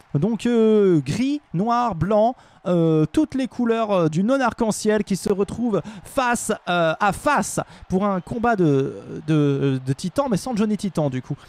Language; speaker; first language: French; native; French